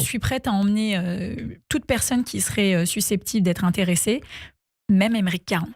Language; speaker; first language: French; native; French